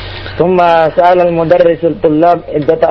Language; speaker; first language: Arabic; non-native, learner; Indonesian